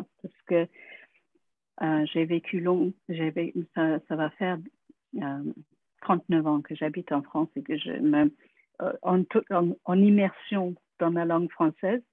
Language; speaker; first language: French; non-native, fluent; English